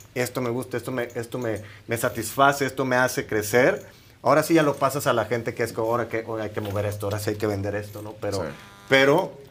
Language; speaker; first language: Spanish; native; Spanish